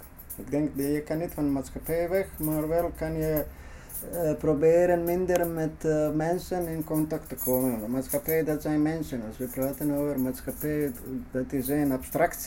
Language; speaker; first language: Dutch; non-native, fluent; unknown